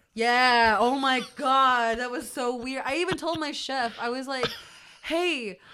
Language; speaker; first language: English; native; English